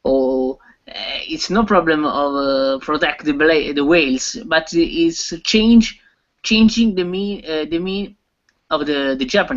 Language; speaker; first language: English; non-native, learner; Italian